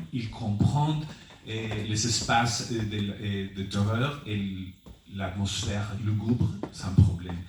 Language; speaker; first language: French; non-native, fluent; Spanish